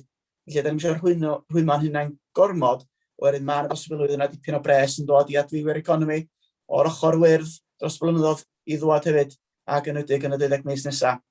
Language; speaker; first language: Welsh; native; Welsh